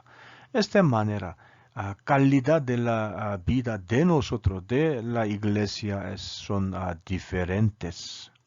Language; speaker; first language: Spanish; non-native, learner; Korean